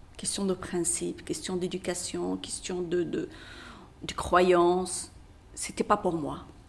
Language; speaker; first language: French; non-native, local second language; Berber languages